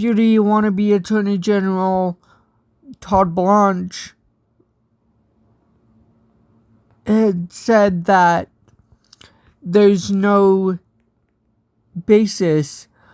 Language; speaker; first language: English; native; English